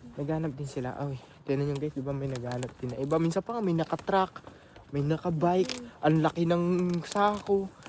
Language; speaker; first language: Filipino; native; Filipino